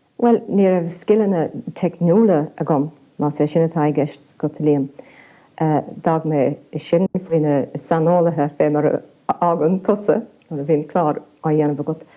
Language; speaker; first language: Irish; non-native, local second language; English